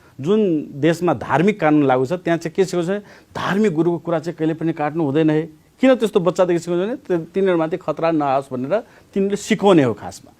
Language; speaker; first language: Nepali; non-native, local second language; Maithili